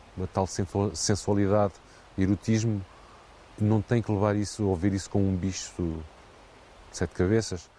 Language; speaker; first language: Portuguese; native; Portuguese